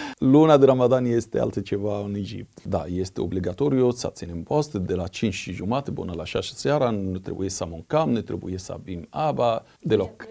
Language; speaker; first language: Romanian; non-native, fluent; Arabic